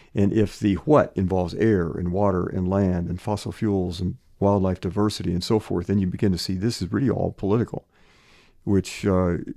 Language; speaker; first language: English; native; English